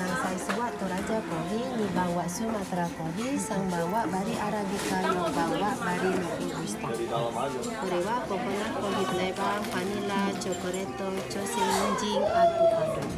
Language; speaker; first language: Japanese; non-native, learner; Indonesian